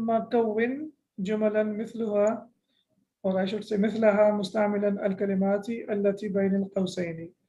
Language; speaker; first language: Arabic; non-native, fluent; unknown